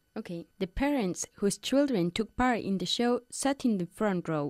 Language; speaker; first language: English; non-native, fluent; Spanish